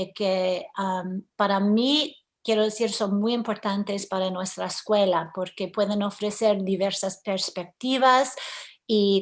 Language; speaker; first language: Spanish; early bilingual, heritage; English